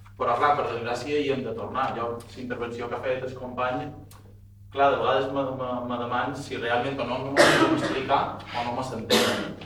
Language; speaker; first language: Catalan; native; Catalan